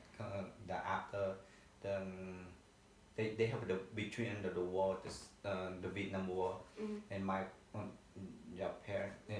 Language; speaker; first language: English; non-native, learner; Vietnamese